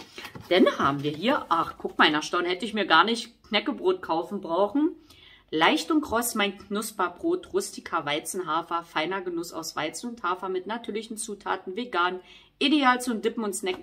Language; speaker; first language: German; native; German